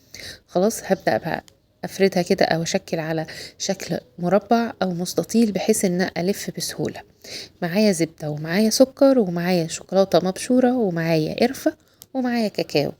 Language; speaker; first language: Arabic; native; Arabic